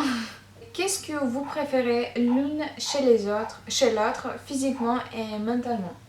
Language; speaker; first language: French; non-native, fluent; Russian